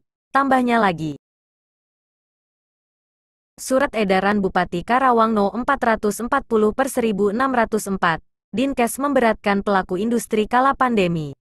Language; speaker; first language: Indonesian; native; Indonesian